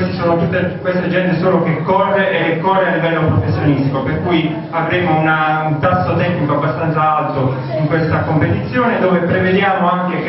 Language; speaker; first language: Italian; native; Italian